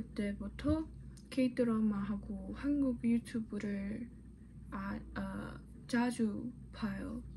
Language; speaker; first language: Korean; non-native, learner; Chinese